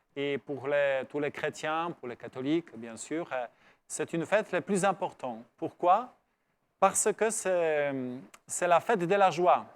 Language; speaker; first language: French; non-native, fluent; Polish